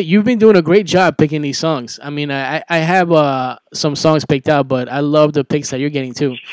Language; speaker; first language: English; early bilingual, other home language; Spanish